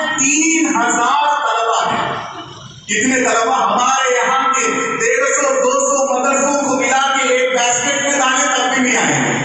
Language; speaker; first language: Urdu; native; Urdu